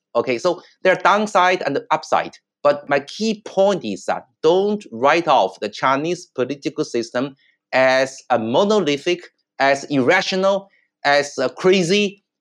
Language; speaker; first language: English; non-native, fluent; Chinese